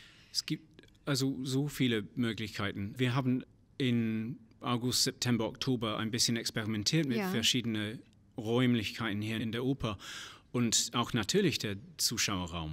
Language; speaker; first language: German; non-native, fluent; English